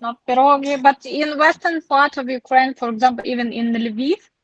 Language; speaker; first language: English; non-native, learner; Ukrainian